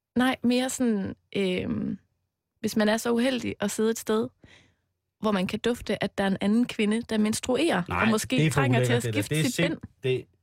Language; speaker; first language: Danish; native; Danish